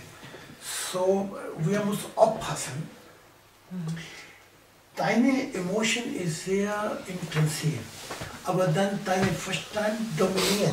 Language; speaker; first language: German; non-native, learner; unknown